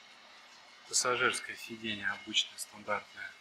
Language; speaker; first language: Russian; native; Russian